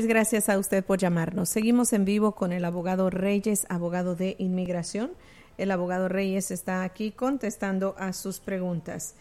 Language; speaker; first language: Spanish; native; Spanish